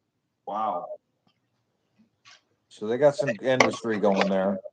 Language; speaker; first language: English; native; English